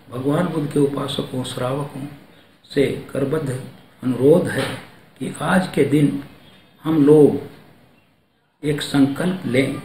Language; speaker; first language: Hindi; native; Hindi